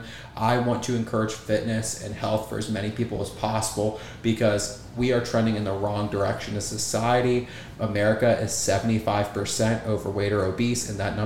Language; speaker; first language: English; native; English